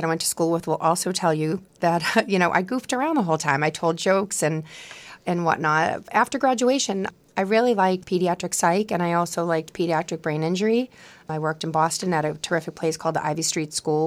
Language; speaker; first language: English; native; English